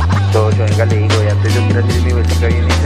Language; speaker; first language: Spanish; native; Spanish